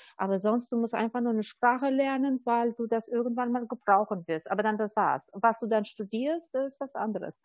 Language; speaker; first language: German; non-native, fluent; Albanian